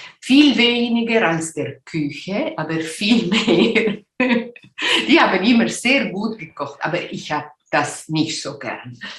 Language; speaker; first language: German; non-native, local second language; Italian